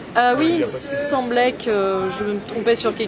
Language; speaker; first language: French; native; French